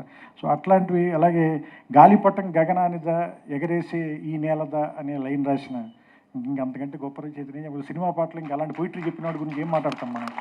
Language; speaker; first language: Telugu; native; Telugu